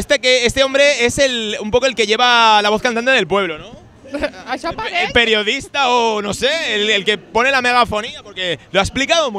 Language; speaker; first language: Spanish; native; Spanish